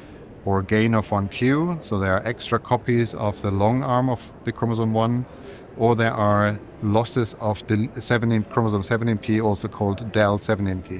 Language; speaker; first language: English; non-native, fluent; German